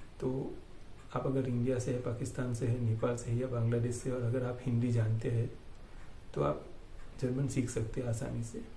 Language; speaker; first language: Hindi; native; Hindi